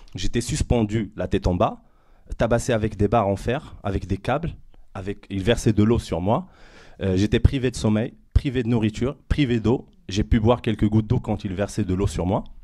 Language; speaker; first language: French; non-native, local second language; Arabic